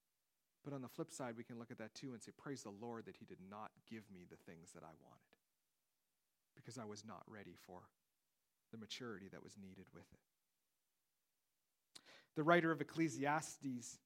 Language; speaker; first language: English; native; English